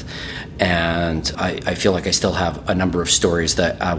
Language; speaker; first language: English; early bilingual, other home language; German